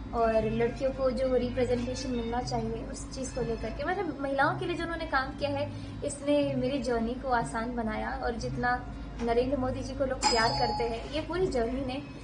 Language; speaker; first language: Hindi; native; Hindi